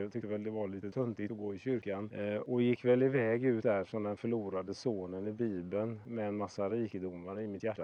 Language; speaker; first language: Swedish; native; Swedish